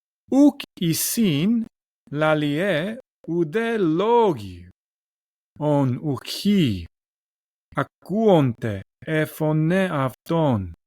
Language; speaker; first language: Greek; non-native, learner; English